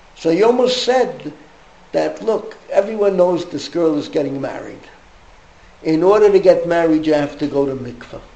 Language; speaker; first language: English; native; English